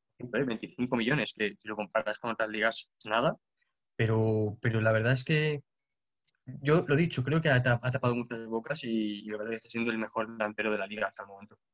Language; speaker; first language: Spanish; native; Spanish